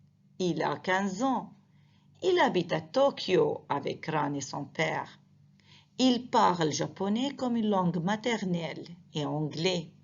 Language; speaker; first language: French; non-native, fluent; Arabic